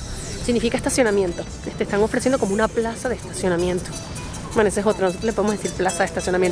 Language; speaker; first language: Spanish; native; Spanish